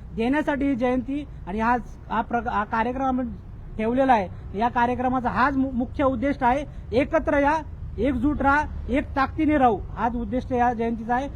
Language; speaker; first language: Marathi; non-native, local second language; Lambadi